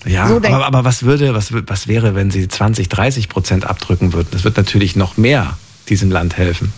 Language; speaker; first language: German; native; German